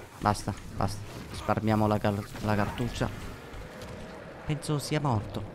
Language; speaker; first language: Italian; native; Italian